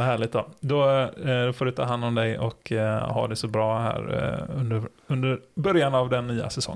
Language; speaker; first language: Swedish; native; Swedish